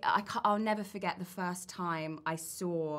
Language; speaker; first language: English; native; English